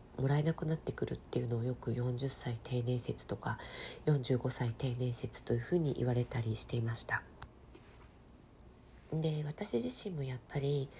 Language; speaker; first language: Japanese; native; Japanese